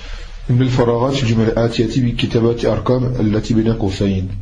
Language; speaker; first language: Arabic; non-native, fluent; French